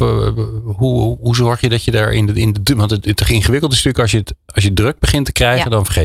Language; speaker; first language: Dutch; native; Dutch